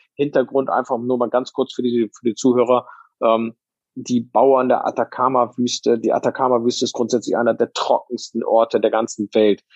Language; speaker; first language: German; native; German